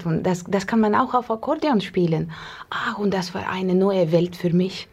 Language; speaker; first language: German; non-native, learner; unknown